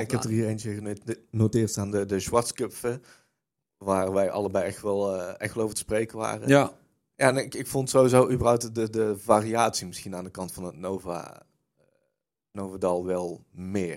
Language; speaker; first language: Dutch; native; Dutch